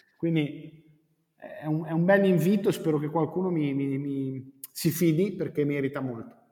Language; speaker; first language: Italian; native; Italian